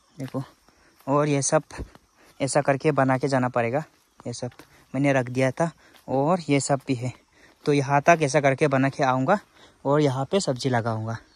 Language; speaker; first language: Hindi; non-native, local second language; Garo